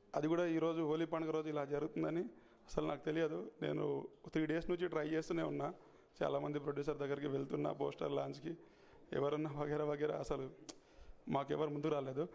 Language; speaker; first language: Telugu; native; Telugu